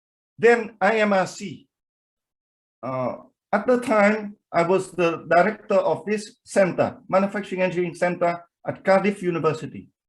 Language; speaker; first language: English; non-native, fluent; Vietnamese